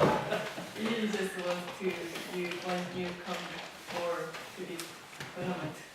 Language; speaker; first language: English; non-native, learner; Korean